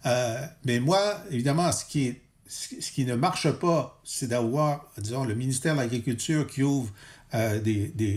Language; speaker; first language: French; native; French